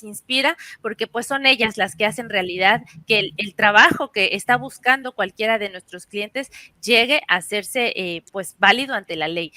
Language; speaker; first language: Spanish; native; Spanish